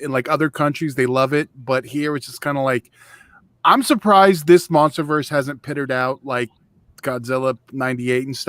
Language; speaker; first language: English; native; English